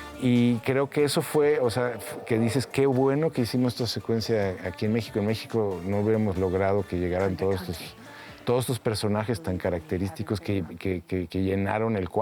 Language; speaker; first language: Spanish; native; Spanish